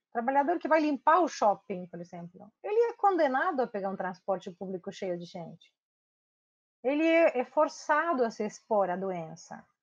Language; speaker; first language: Portuguese; non-native, fluent; Spanish